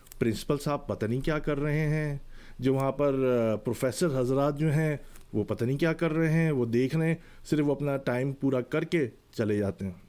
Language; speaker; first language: Urdu; native; Urdu